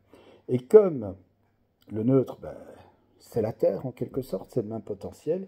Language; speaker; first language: French; native; French